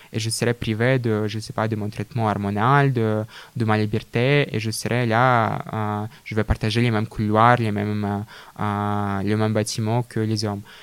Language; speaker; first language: French; non-native, fluent; Russian